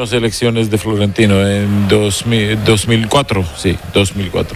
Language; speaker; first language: Spanish; non-native, fluent; Georgian